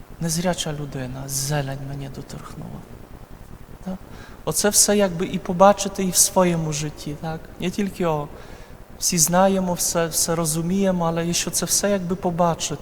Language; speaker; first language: Ukrainian; non-native, fluent; Polish